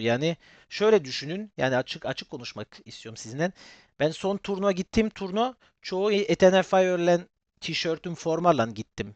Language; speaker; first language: Turkish; early bilingual, heritage; Turkish